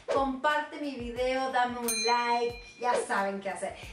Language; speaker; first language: Spanish; non-native, fluent; Swedish